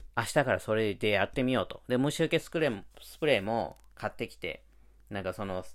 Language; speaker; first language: Japanese; native; Japanese